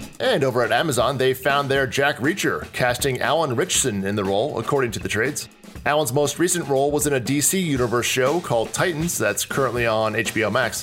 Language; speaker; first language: English; native; English